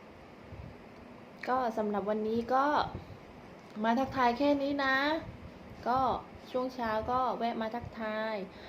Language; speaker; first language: Thai; native; Thai